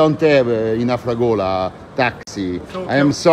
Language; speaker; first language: English; non-native, learner; Italian